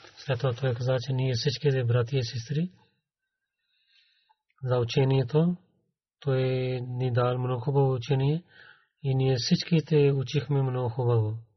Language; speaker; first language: Bulgarian; non-native, learner; Urdu